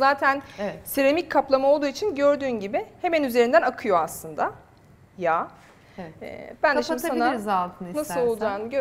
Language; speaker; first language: Turkish; native; Turkish